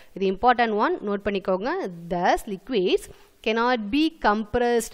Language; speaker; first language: English; non-native, local second language; Tamil